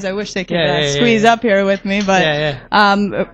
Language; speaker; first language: English; native; English